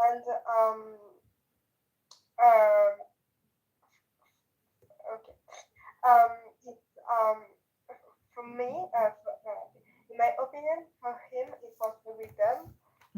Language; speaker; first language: English; non-native, learner; French